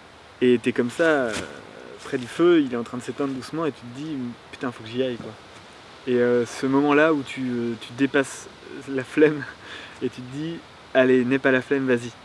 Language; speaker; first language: French; native; French